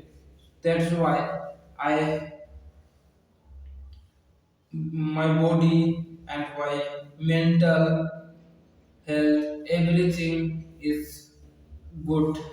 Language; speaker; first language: English; non-native, learner; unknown